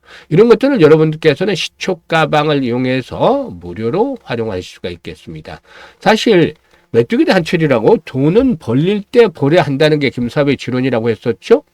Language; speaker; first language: Korean; native; Korean